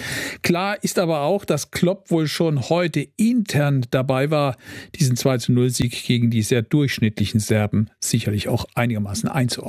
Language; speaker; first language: German; native; German